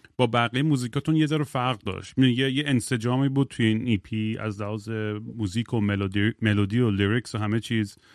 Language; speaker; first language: Persian; native; Persian